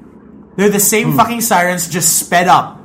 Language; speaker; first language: English; non-native, local second language; Filipino